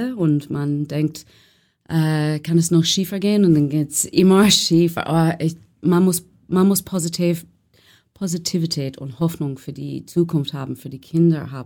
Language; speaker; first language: German; non-native, learner; English